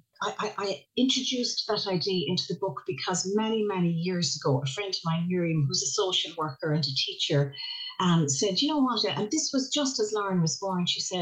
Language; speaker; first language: English; native; English